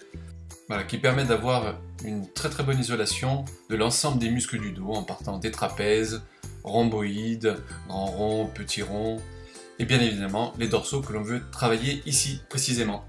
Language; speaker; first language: French; native; French